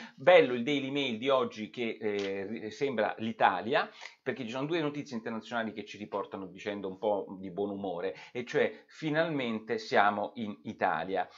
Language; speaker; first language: Italian; native; Italian